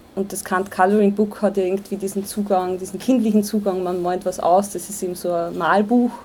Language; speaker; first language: German; native; German